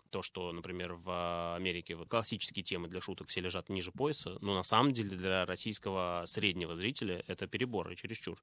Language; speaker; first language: Russian; native; Russian